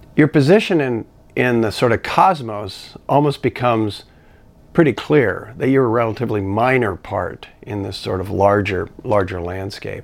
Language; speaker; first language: English; native; English